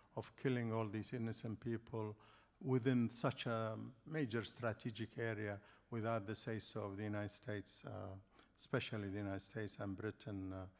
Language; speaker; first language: English; non-native, fluent; Arabic